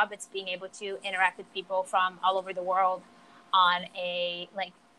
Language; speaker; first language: English; non-native, fluent; Portuguese